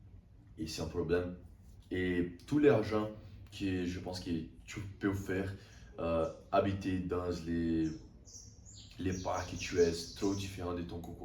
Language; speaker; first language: French; non-native, learner; Portuguese